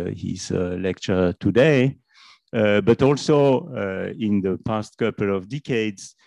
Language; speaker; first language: English; non-native, fluent; French